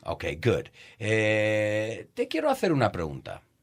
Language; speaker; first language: Spanish; non-native, fluent; English